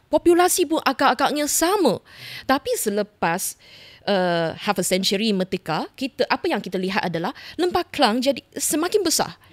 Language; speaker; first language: Malay; non-native, local second language; Chinese